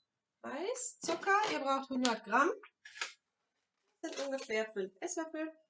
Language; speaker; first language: German; non-native, fluent; French